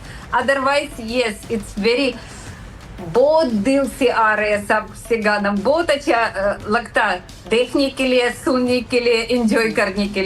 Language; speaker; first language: Hindi; non-native, learner; Russian